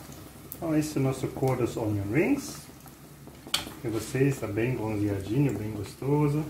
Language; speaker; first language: Portuguese; non-native, fluent; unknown